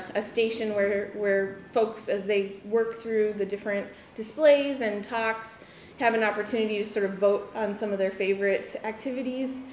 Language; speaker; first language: English; native; English